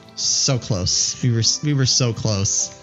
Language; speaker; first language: English; native; English